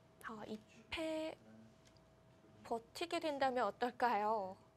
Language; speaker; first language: Korean; native; Korean